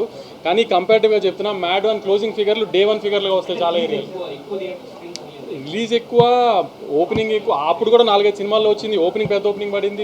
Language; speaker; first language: Telugu; native; Telugu